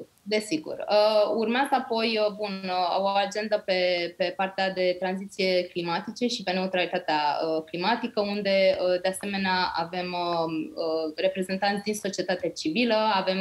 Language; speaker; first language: Romanian; native; Romanian